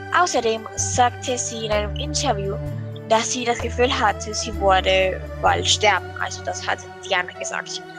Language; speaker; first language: German; non-native, learner; Spanish